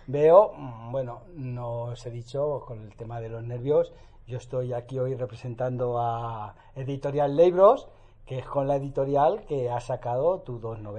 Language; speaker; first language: Spanish; native; Spanish